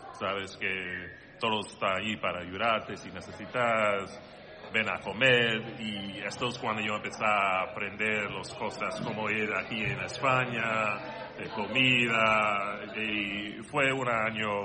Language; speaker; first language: Spanish; non-native, learner; English